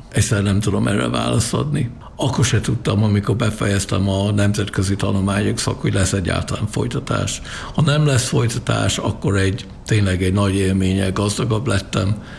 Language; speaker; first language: Hungarian; non-native, fluent; English